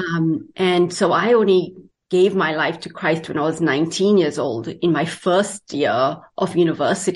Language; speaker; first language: English; native; English